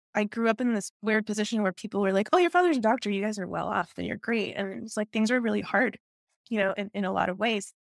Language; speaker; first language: English; early bilingual, other home language; Spanish